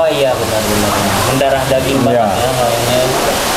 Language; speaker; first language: Indonesian; native; Indonesian